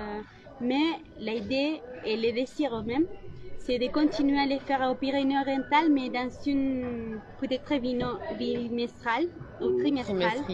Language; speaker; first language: French; non-native, local second language; Spanish